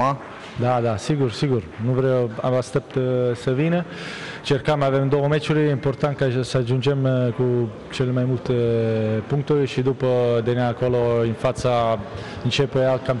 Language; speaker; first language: Romanian; non-native, learner; Italian